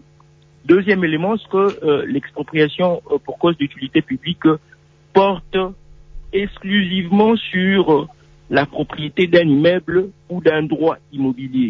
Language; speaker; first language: French; non-native, local second language; Lingala